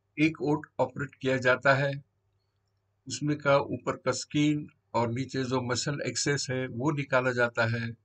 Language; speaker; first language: Hindi; non-native, local second language; Marathi